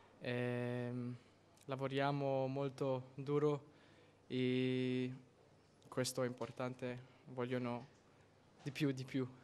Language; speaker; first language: Italian; non-native, learner; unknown